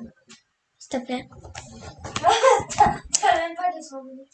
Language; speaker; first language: French; native; French